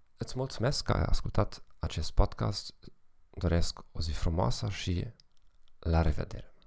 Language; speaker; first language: Romanian; non-native, fluent; German